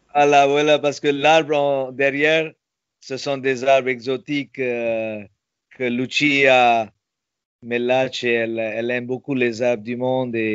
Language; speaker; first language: French; non-native, fluent; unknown